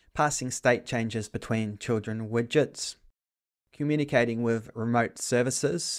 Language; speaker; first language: English; native; English